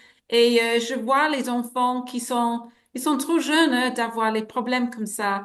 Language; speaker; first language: French; non-native, fluent; English